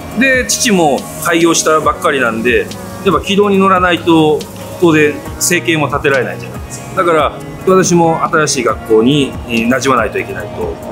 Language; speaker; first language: Japanese; native; Japanese